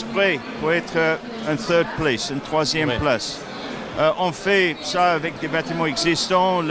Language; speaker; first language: French; non-native, fluent; English